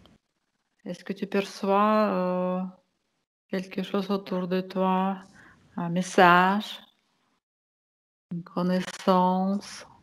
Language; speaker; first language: French; non-native, fluent; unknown